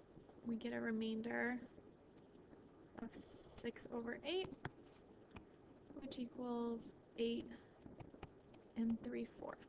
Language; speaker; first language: English; native; English